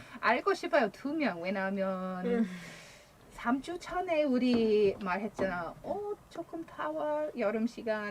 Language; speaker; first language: Korean; non-native, learner; English